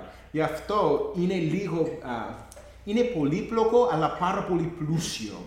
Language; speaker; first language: Greek; non-native, fluent; English